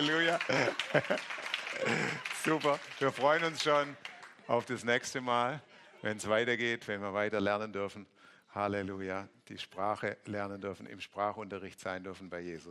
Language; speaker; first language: German; native; German